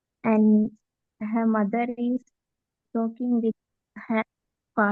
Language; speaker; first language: English; non-native, learner; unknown